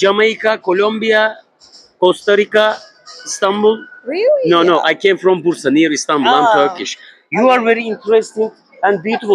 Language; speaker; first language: English; non-native, learner; Turkish